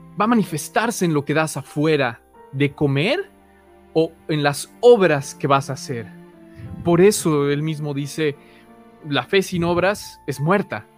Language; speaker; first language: Spanish; native; Spanish